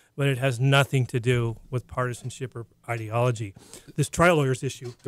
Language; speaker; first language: English; native; English